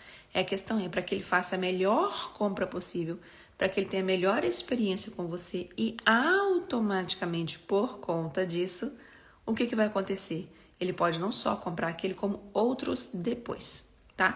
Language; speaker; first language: Portuguese; native; Portuguese